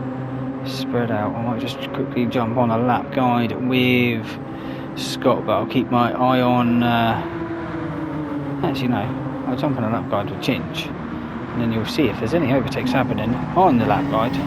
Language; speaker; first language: English; native; English